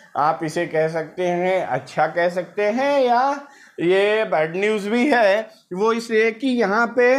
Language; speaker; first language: Hindi; native; Hindi